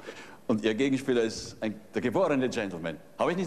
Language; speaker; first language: German; native; German